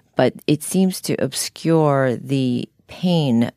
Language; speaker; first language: English; native; English